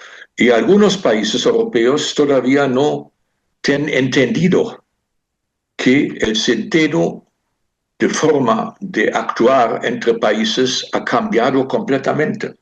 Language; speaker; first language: Spanish; non-native, fluent; German